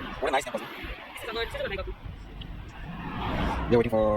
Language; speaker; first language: English; non-native, learner; Bangla